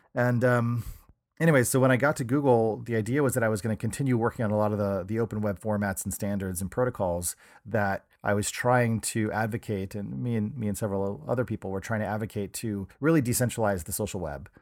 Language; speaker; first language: English; native; English